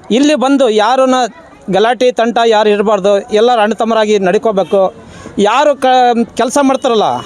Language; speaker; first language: Kannada; non-native, local second language; Lambadi